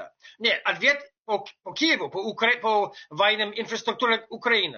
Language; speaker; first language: Russian; non-native, fluent; English